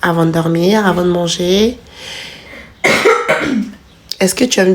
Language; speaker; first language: French; native; French